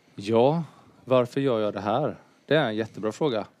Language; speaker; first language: Swedish; native; Swedish